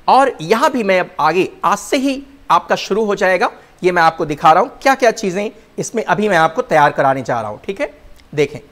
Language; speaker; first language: Hindi; native; Hindi